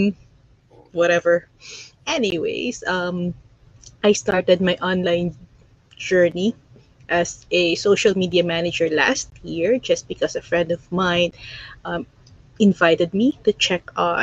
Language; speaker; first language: English; non-native, local second language; Filipino